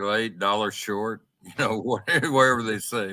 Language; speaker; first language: English; native; English